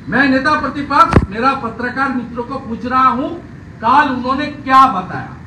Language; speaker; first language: Hindi; non-native, local second language; Bangla